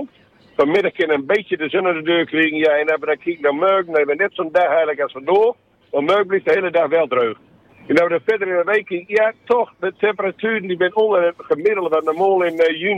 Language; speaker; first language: Dutch; native; Dutch